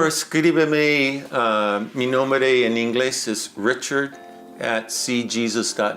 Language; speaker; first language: Spanish; non-native, fluent; English